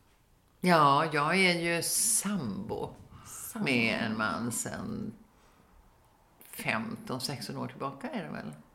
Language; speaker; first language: Swedish; native; Swedish